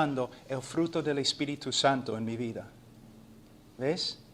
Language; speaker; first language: Spanish; non-native, fluent; English